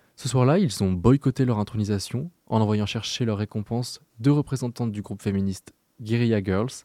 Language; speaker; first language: French; native; French